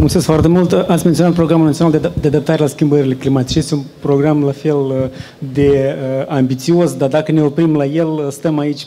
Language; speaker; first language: Romanian; native; Romanian